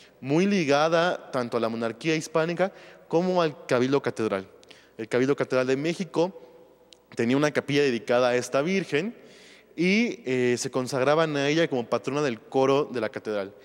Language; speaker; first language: Spanish; native; Spanish